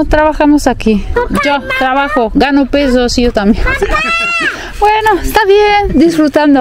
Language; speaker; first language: Spanish; non-native, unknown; Italian